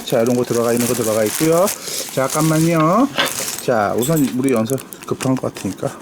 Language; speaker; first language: Korean; native; Korean